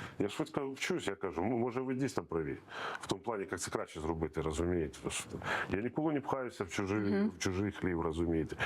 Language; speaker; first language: Ukrainian; non-native, local second language; Russian